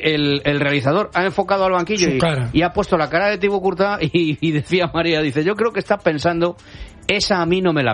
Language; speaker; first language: Spanish; native; Spanish